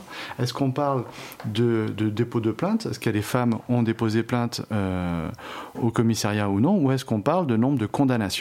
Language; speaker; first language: French; native; French